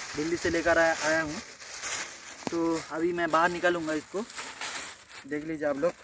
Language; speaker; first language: Hindi; non-native, local second language; Bangla